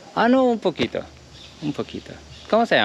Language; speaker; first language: Spanish; non-native, learner; Turkish